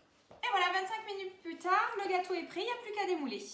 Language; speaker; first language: French; native; French